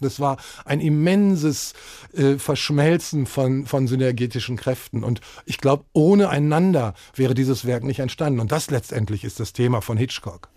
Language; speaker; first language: German; native; German